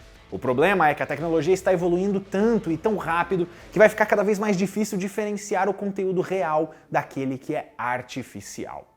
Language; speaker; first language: Portuguese; native; Portuguese